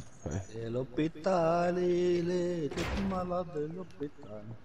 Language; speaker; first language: French; native; French